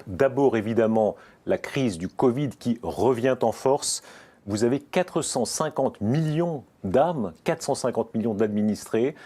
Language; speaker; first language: French; native; French